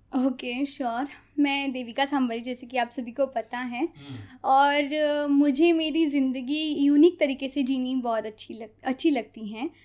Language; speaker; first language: Hindi; non-native, local second language; Konkani